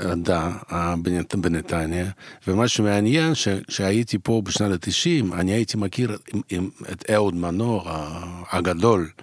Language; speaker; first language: Hebrew; non-native, fluent; Russian